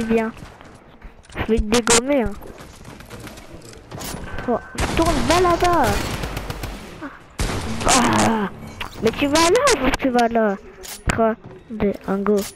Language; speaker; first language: French; native; French